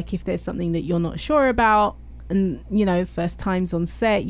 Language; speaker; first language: English; native; English